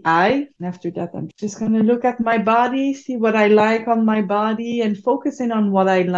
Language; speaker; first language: English; non-native, fluent; French